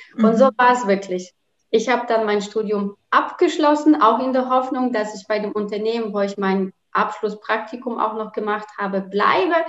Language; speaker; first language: German; non-native, fluent; Polish